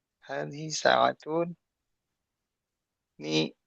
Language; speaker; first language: Arabic; non-native, learner; Indonesian